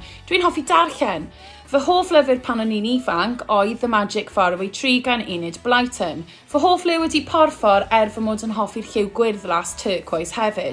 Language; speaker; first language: Welsh; native; Welsh